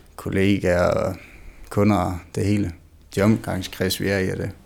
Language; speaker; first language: Danish; native; Danish